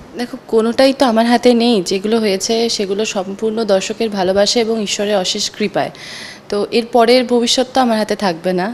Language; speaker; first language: Bangla; native; Bangla